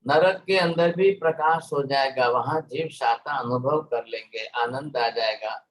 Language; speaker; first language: Hindi; non-native, local second language; Gujarati